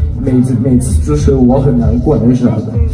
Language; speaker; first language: Chinese; non-native, fluent; Thai